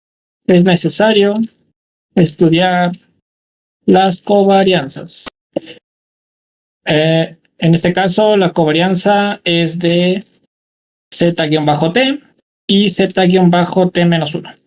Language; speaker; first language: Spanish; native; Spanish